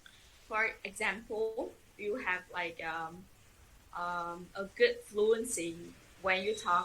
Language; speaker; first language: English; non-native, fluent; Vietnamese